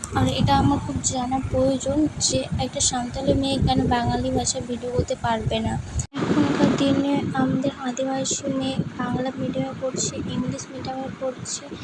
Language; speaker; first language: Bangla; non-native, local second language; Santali